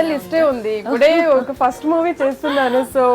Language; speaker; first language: Telugu; non-native, local second language; Kannada